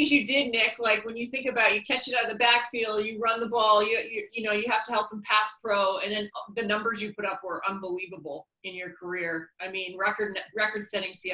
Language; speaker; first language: English; native; English